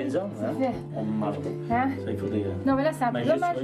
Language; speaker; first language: French; native; French